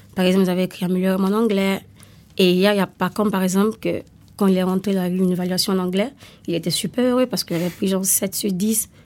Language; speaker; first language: French; non-native, fluent; Italian